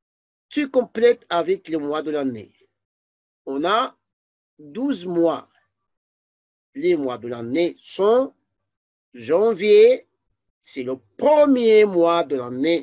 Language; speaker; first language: French; non-native, fluent; Arabic